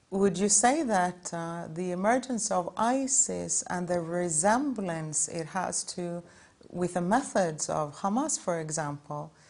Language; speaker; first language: English; non-native, fluent; Norwegian